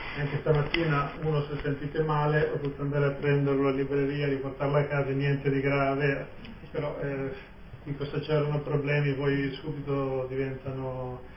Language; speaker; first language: Italian; native; Italian